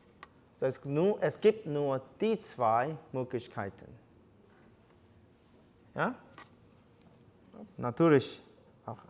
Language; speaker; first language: German; non-native, fluent; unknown